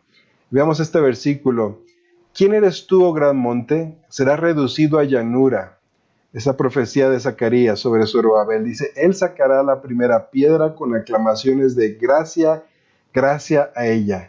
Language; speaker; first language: Spanish; native; Spanish